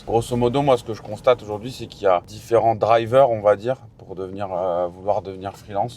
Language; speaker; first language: French; native; French